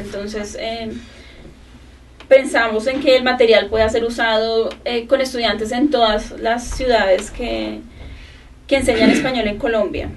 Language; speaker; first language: Spanish; native; Spanish